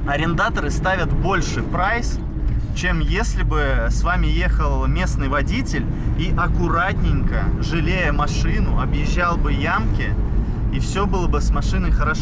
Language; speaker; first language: Russian; native; Russian